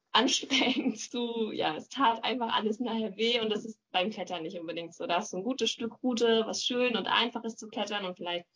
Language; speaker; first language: German; native; German